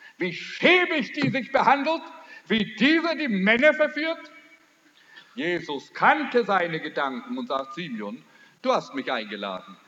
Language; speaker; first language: German; early bilingual, heritage; German